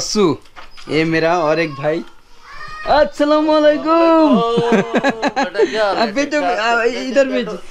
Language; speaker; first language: Hindi; non-native, learner; Bangla